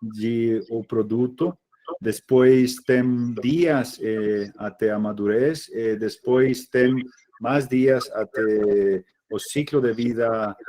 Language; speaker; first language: Portuguese; non-native, fluent; Spanish